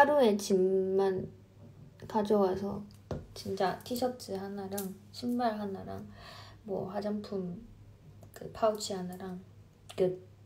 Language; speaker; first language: Korean; non-native, fluent; Chinese